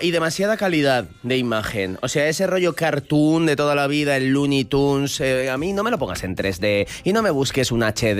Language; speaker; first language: Spanish; native; Spanish